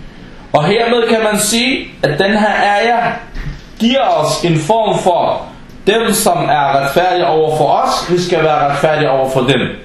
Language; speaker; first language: Danish; non-native, local second language; Arabic